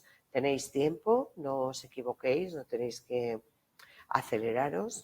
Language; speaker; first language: Spanish; native; Spanish